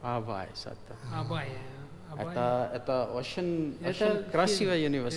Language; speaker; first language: Russian; non-native, learner; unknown